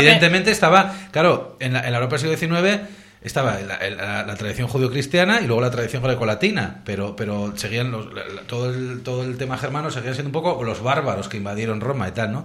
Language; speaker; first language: Spanish; native; Spanish